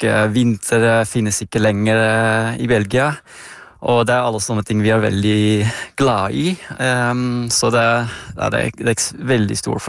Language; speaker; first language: Norwegian; non-native, fluent; Dutch